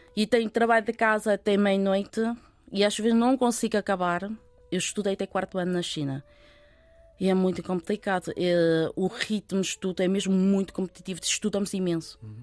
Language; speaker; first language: Portuguese; early bilingual, other home language; Chinese